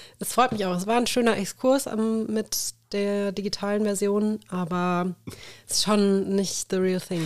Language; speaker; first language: German; native; German